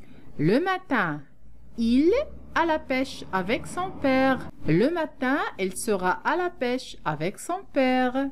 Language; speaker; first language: French; non-native, local second language; Arabic